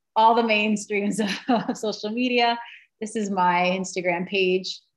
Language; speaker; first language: English; native; English